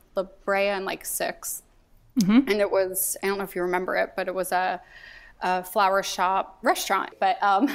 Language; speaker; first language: English; native; English